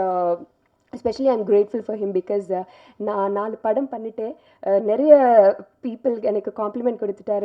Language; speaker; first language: Tamil; non-native, local second language; Telugu